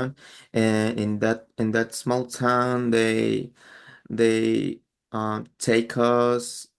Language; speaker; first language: English; non-native, learner; Spanish